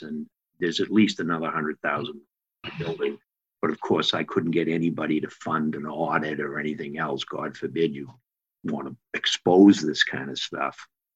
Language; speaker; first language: English; native; English